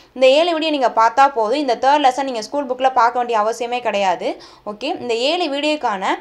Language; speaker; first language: Tamil; native; Tamil